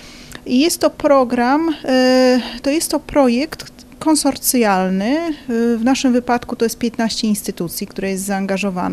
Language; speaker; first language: Polish; native; Polish